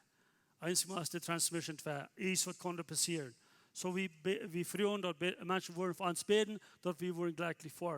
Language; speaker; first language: German; non-native, learner; Plautdietsch